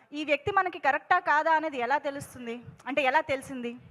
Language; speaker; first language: Telugu; native; Telugu